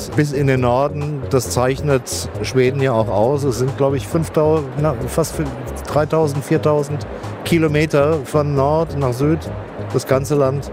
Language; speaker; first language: German; native; German